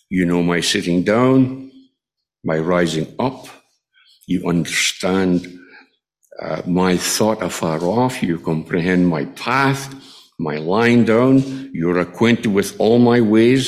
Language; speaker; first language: English; native; English